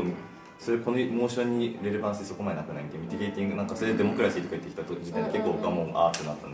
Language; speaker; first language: Japanese; native; Japanese